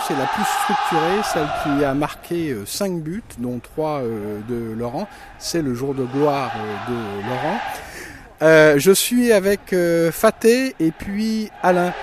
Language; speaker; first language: French; native; French